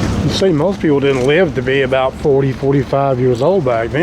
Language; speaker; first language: English; native; English